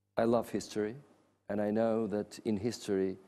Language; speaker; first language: English; non-native, fluent; Albanian